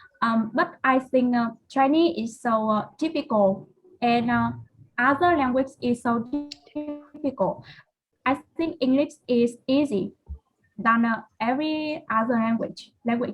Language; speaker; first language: English; non-native, learner; Vietnamese